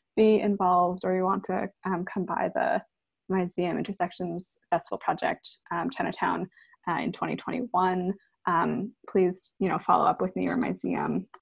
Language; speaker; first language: English; early bilingual, other home language; Chinese